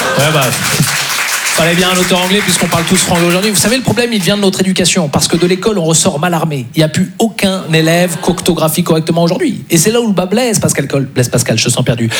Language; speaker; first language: French; native; French